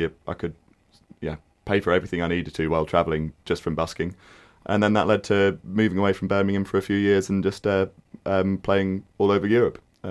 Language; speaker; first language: English; native; English